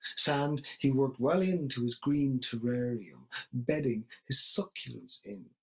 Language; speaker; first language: English; native; English